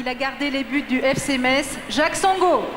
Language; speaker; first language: French; native; French